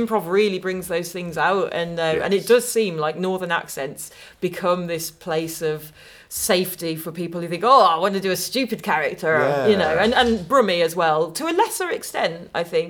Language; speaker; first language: English; native; English